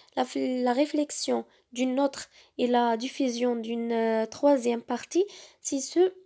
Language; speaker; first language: French; non-native, local second language; Arabic